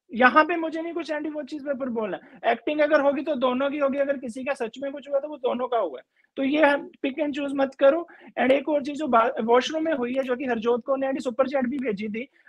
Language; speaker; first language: Hindi; native; Hindi